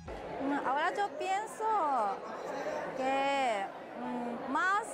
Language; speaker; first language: Spanish; non-native, learner; Japanese